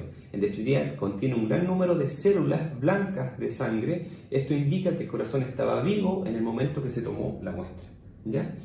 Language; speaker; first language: Spanish; native; Spanish